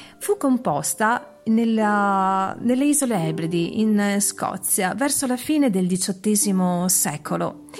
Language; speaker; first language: Italian; native; Italian